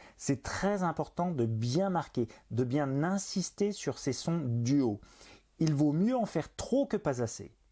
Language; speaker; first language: French; native; French